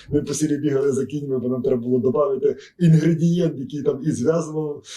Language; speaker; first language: Ukrainian; native; Ukrainian